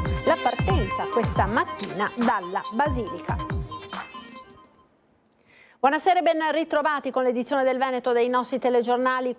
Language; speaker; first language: Italian; native; Italian